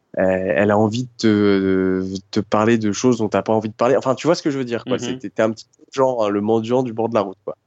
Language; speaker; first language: French; native; French